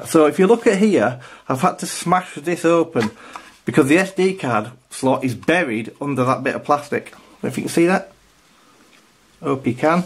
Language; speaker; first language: English; native; English